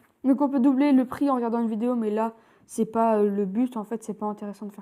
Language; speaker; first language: French; native; French